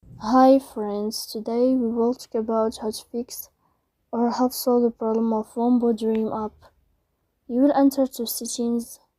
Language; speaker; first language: English; non-native, learner; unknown